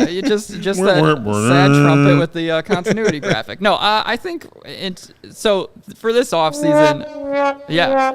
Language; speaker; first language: English; native; English